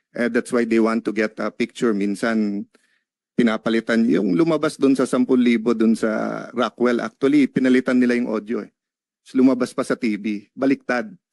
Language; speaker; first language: Filipino; native; Filipino